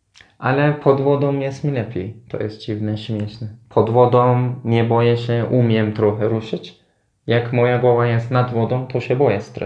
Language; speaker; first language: Polish; non-native, learner; Turkish